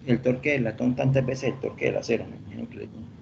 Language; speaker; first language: Spanish; native; Spanish